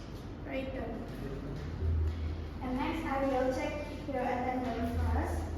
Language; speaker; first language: English; non-native, learner; Indonesian